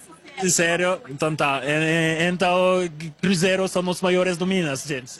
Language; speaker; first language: Portuguese; non-native, learner; French